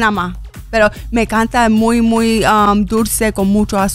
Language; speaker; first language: Spanish; early bilingual, heritage; English